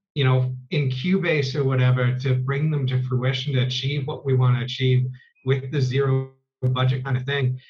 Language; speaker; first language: English; native; English